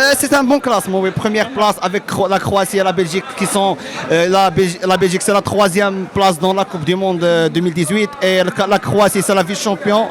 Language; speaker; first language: French; non-native, local second language; Arabic